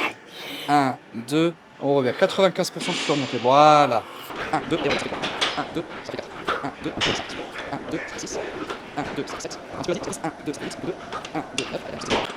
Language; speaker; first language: French; native; French